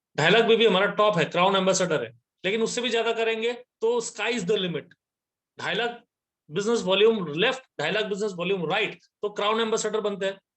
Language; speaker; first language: Hindi; non-native, local second language; Nepali